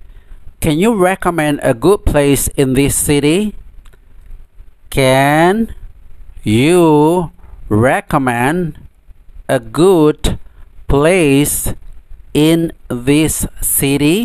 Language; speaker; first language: English; non-native, fluent; Indonesian